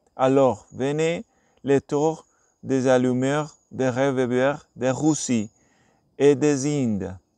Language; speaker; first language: French; non-native, learner; Spanish